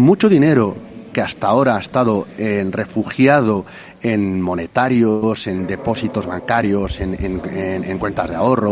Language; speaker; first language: Spanish; native; Spanish